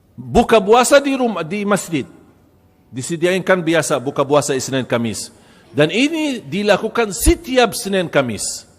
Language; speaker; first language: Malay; non-native, fluent; Arabic